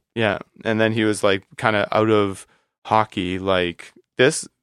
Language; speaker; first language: English; native; English